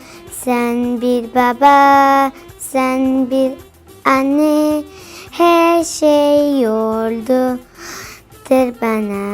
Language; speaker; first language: Turkish; non-native, learner; Pashto